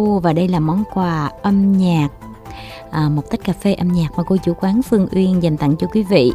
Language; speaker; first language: Vietnamese; native; Vietnamese